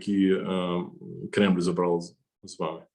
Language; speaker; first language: Ukrainian; non-native, fluent; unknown